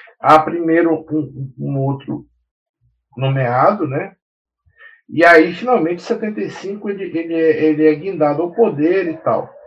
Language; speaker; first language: Portuguese; native; Portuguese